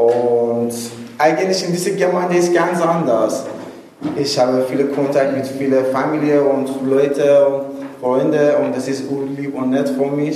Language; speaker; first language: German; non-native, learner; Persian